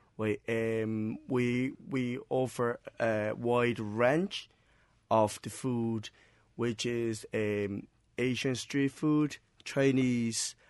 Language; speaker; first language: English; non-native, learner; Chinese